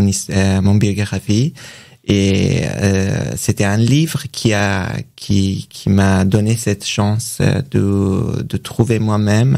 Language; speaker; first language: French; non-native, learner; Persian